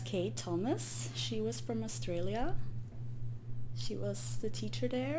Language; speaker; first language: English; non-native, fluent; Swiss German